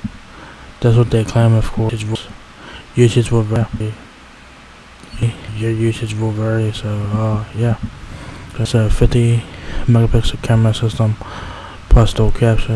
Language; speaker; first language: English; native; English